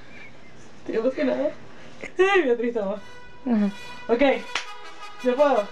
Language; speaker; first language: Spanish; native; Spanish